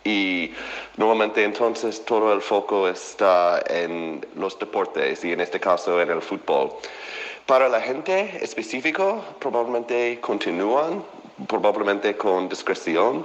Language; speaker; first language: Spanish; non-native, fluent; English